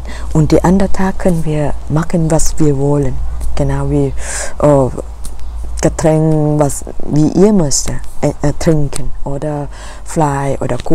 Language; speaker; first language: German; non-native, learner; Thai